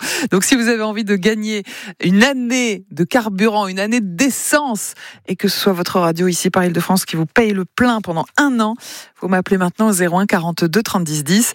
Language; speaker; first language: French; native; French